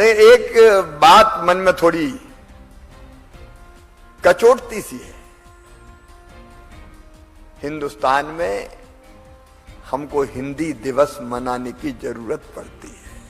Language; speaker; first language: Hindi; native; Hindi